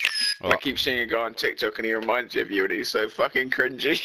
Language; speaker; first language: English; native; English